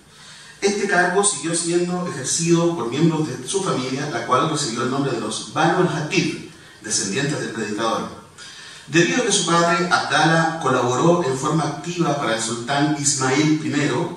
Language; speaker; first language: Spanish; native; Spanish